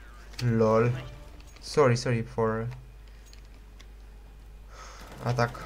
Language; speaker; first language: English; non-native, learner; Romanian